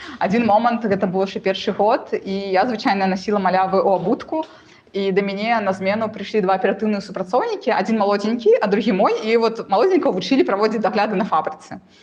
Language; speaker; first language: Belarusian; non-native, local second language; Russian